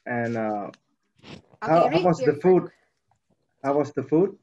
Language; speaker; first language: English; non-native, learner; Albanian